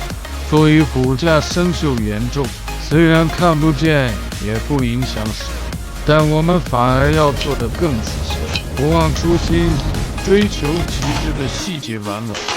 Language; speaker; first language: Chinese; native; Chinese